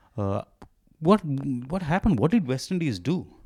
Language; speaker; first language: English; non-native, local second language; Tamil